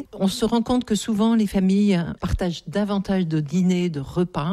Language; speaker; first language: French; native; French